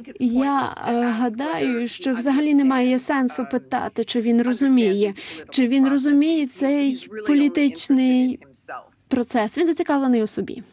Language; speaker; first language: Ukrainian; non-native, fluent; English